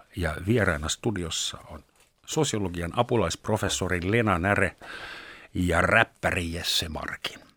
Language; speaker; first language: Finnish; non-native, fluent; German